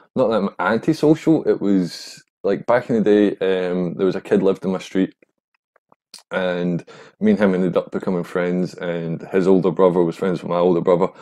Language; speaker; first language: English; native; English